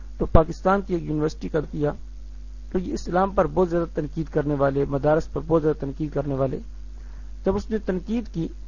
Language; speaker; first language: Urdu; native; Urdu